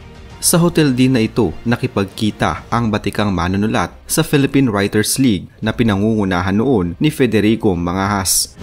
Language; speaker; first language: Filipino; native; Filipino